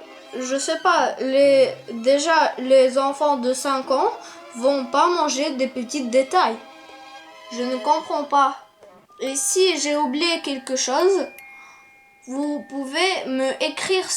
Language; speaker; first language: French; non-native, learner; Russian